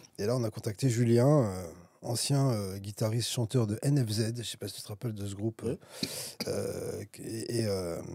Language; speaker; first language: French; native; French